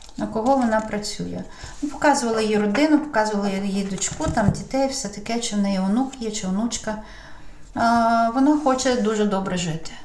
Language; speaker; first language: Ukrainian; non-native, local second language; Russian